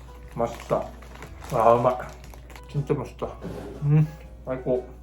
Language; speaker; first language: Korean; non-native, learner; Japanese